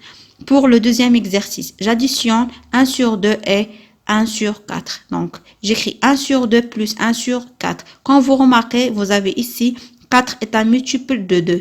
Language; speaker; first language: French; non-native, local second language; Arabic